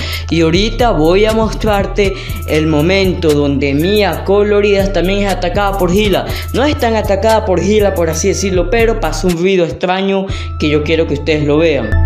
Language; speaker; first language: Spanish; native; Spanish